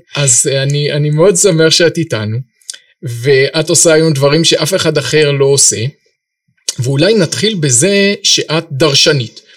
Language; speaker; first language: Hebrew; native; Hebrew